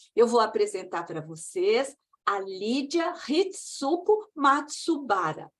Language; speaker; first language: Portuguese; native; Portuguese